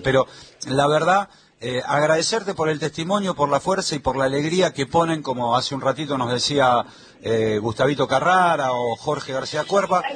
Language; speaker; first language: Spanish; native; Spanish